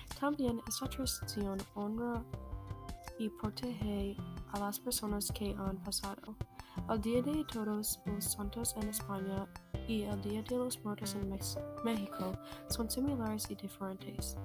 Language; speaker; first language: Spanish; non-native, learner; English